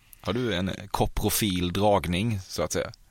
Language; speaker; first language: Swedish; native; Swedish